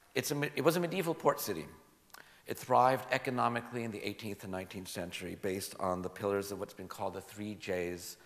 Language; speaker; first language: English; native; English